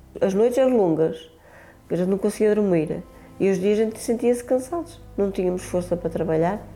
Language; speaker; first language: Portuguese; early bilingual, other home language; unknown